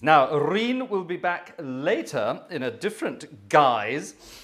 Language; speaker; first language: English; native; English